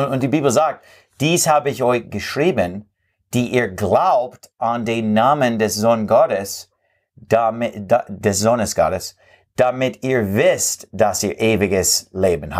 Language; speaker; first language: German; non-native, fluent; English